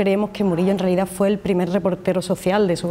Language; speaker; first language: Spanish; native; Spanish